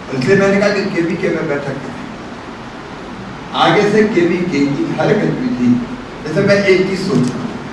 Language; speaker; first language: Hindi; native; Hindi